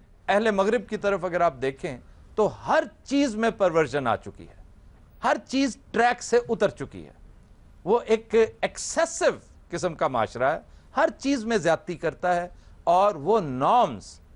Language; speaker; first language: Urdu; native; Urdu